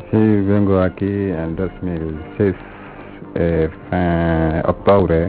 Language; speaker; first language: Spanish; non-native, learner; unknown